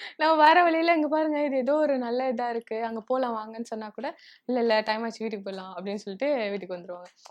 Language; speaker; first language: Tamil; native; Tamil